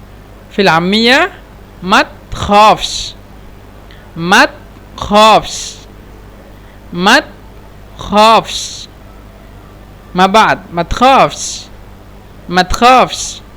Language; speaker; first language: Arabic; non-native, fluent; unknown